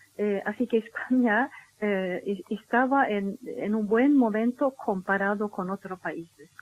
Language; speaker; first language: Spanish; non-native, fluent; Swedish